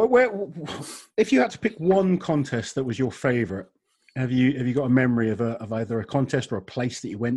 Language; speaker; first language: English; native; English